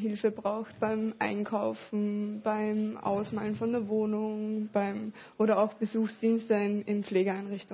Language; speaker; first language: German; native; German